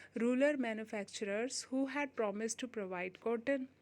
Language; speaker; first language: English; non-native, local second language; Hindi